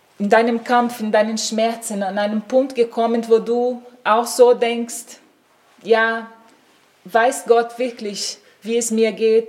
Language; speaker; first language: German; non-native, fluent; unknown